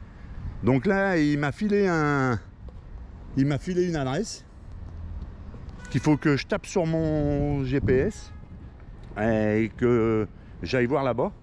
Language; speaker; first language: French; native; French